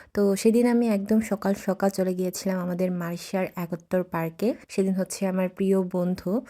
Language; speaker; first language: Bangla; non-native, local second language; Chakma